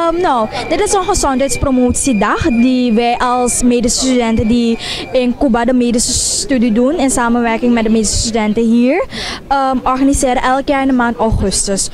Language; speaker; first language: Dutch; native; Dutch